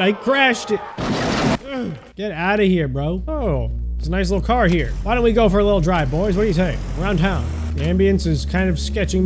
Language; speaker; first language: English; native; English